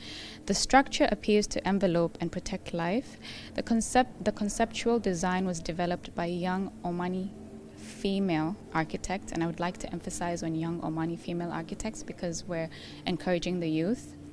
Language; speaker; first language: English; non-native, local second language; Arabic